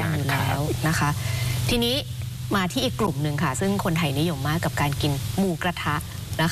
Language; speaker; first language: Thai; native; Thai